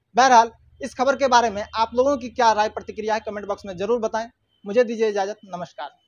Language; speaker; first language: Hindi; native; Hindi